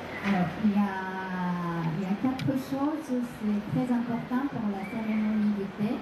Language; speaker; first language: French; non-native, fluent; Japanese